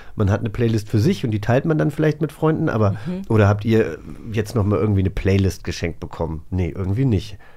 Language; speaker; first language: German; native; German